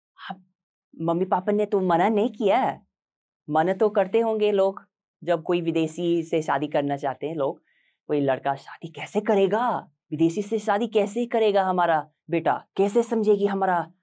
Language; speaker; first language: Hindi; non-native, fluent; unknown